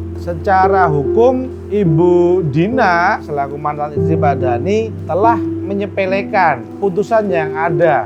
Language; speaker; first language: Indonesian; native; Indonesian